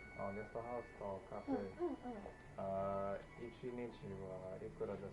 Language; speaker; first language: Japanese; non-native, learner; English